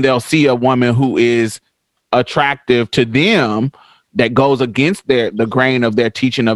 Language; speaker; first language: English; native; English